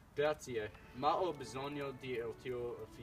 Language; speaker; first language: Italian; non-native, learner; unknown